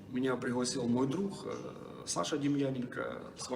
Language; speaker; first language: Russian; native; Russian